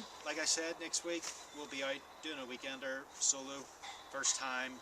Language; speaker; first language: English; native; English